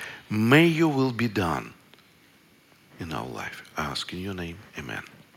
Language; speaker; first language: English; non-native, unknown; Russian